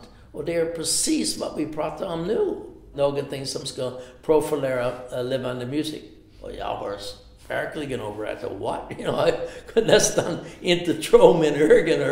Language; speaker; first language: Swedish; non-native, fluent; English